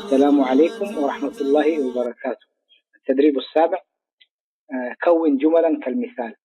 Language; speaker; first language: Arabic; non-native, fluent; Tigrinya